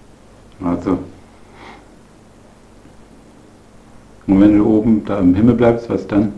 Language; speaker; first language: German; native; German